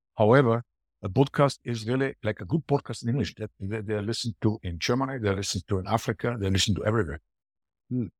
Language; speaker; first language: English; non-native, fluent; German